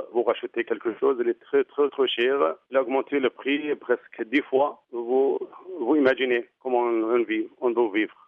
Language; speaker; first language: French; non-native, fluent; Arabic